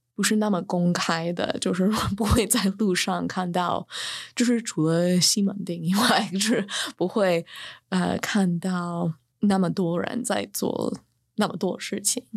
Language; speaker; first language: Chinese; non-native, fluent; English